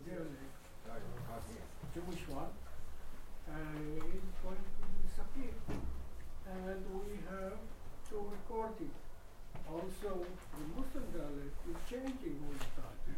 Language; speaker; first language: English; non-native, fluent; Arabic